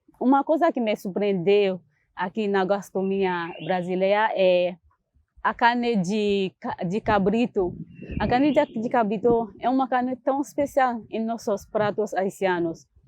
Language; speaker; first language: Portuguese; non-native, learner; Haitian Creole